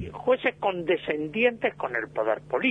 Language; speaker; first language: Spanish; native; Spanish